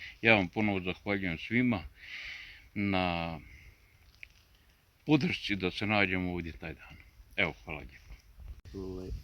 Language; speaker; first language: Croatian; native; Croatian